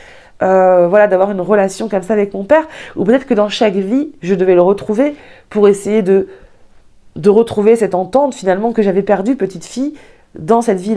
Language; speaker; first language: French; native; French